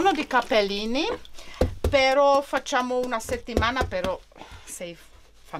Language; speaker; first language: Italian; non-native, learner; Czech